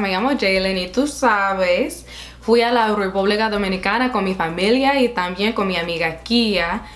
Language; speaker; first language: Spanish; non-native, learner; English